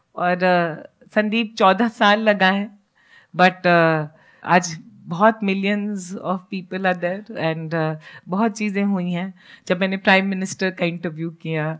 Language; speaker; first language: Hindi; native; Hindi